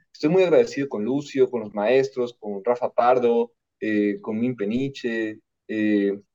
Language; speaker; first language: Spanish; native; Spanish